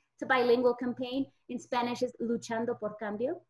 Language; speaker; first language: English; native; English